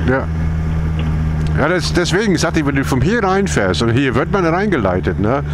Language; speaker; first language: German; non-native, fluent; English